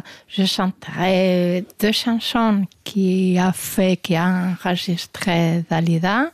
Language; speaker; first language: French; non-native, learner; Spanish